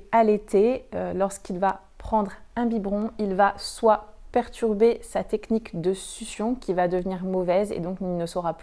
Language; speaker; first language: French; native; French